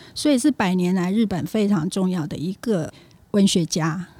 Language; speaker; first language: Chinese; native; Chinese